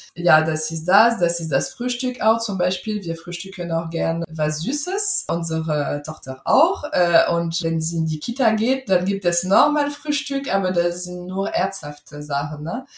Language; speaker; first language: German; non-native, fluent; French